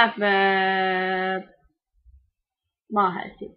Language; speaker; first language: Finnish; non-native, learner; Estonian